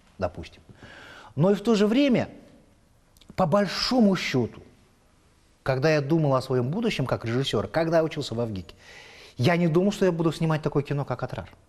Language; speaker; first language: Russian; native; Russian